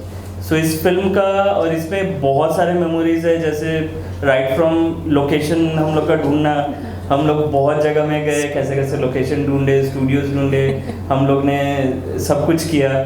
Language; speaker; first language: Hindi; native; Hindi